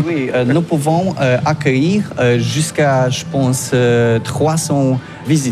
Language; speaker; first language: French; non-native, learner; Polish